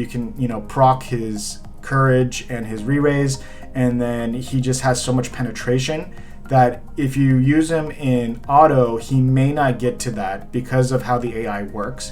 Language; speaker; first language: English; native; English